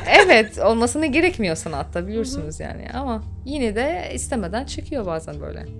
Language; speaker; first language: Turkish; non-native, fluent; Arabic